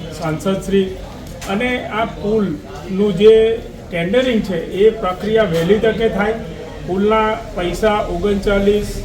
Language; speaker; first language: Gujarati; native; Gujarati